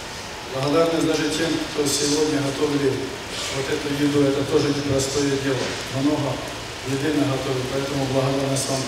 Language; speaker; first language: Russian; native; Russian